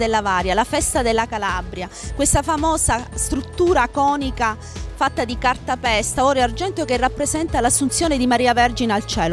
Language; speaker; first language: Italian; native; Italian